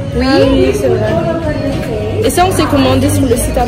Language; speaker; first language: French; native; French